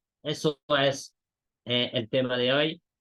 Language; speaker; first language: Spanish; non-native, fluent; French